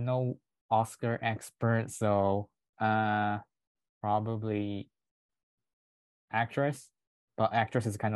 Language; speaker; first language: English; non-native, local second language; Chinese